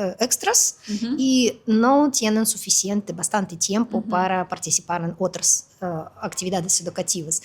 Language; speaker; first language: Spanish; non-native, fluent; Russian